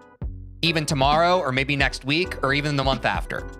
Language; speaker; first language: English; native; English